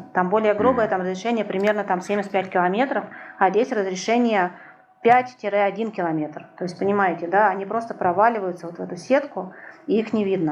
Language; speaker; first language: Russian; native; Russian